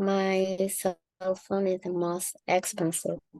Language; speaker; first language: English; non-native, learner; Spanish